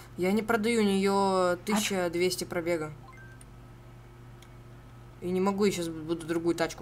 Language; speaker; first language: Russian; native; Russian